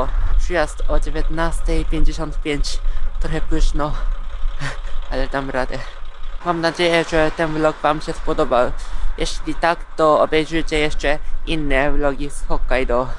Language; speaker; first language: Polish; non-native, fluent; Japanese